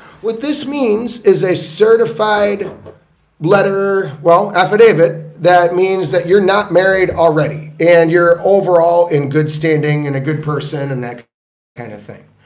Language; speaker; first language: English; native; English